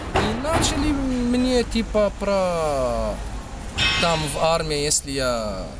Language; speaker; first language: Russian; non-native, fluent; Arabic